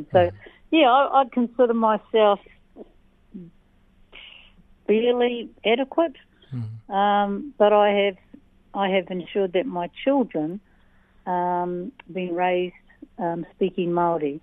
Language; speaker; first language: English; native; English